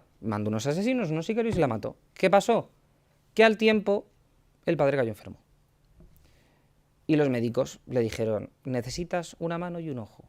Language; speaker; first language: Spanish; native; Spanish